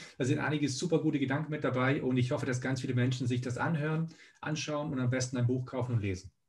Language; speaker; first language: German; early bilingual, other home language; Serbian